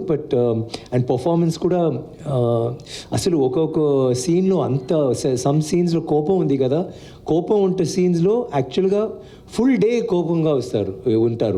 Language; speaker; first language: Telugu; non-native, learner; Tamil